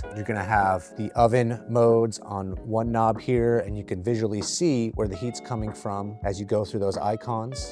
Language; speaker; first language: English; native; English